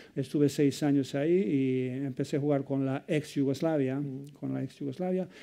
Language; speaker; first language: Spanish; non-native, fluent; Bosnian